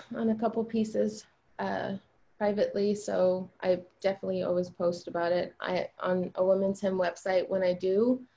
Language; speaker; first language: English; early bilingual, other home language; Albanian